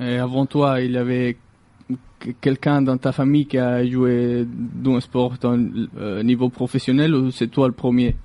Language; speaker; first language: French; non-native, learner; Galician